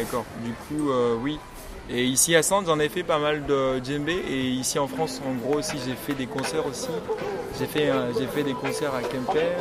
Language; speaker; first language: French; non-native, local second language; Ewe